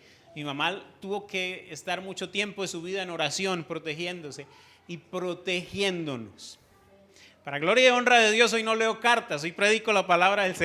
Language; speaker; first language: Spanish; native; Spanish